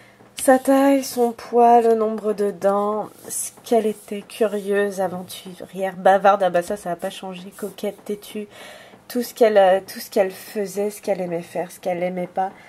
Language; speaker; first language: French; native; French